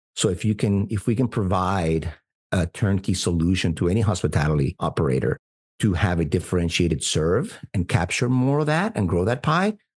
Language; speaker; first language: English; non-native, fluent; Spanish